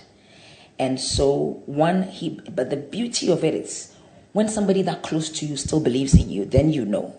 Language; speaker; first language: English; non-native, local second language; Akan